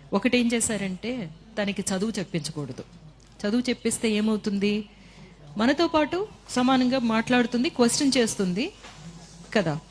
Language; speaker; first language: Telugu; native; Telugu